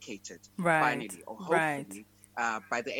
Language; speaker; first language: English; non-native, local second language; Xhosa